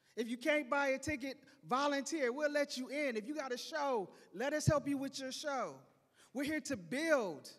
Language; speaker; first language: English; native; English